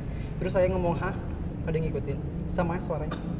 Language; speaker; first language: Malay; non-native, local second language; Sundanese